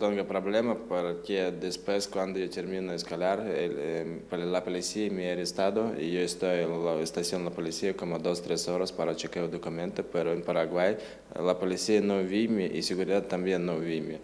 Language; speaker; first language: Spanish; non-native, learner; Russian